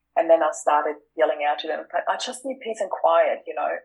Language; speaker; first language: English; non-native, fluent; German